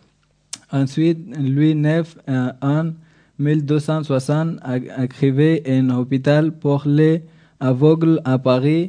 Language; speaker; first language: French; non-native, learner; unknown